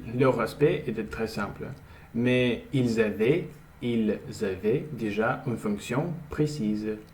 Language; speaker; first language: French; non-native, learner; Russian